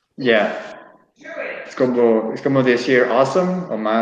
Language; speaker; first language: Spanish; non-native, learner; English